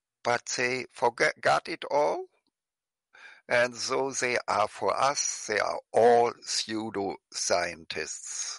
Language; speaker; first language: English; non-native, fluent; German